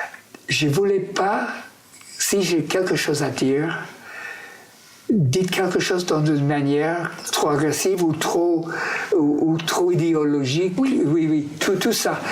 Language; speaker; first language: French; non-native, fluent; English